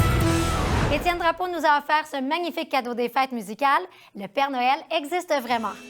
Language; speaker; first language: French; native; French